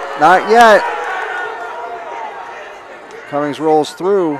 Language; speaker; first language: English; native; English